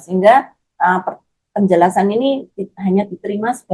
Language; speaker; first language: Indonesian; native; Indonesian